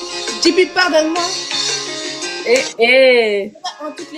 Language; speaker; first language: French; native; French